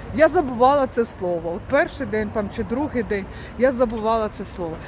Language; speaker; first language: Ukrainian; native; Ukrainian